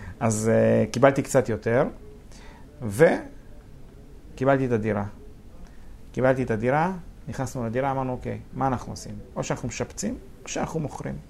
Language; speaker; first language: Hebrew; early bilingual, other home language; Russian